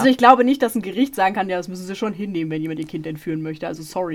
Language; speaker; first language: German; native; German